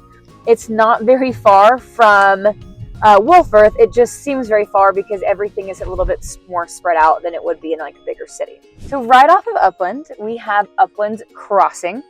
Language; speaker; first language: English; native; English